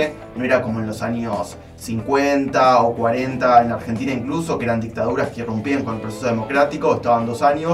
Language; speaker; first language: Spanish; native; Spanish